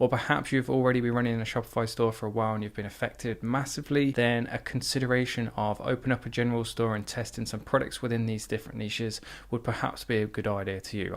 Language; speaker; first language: English; native; English